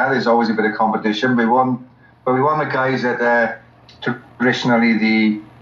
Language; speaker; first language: English; native; English